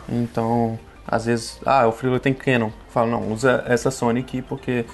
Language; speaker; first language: Portuguese; native; Portuguese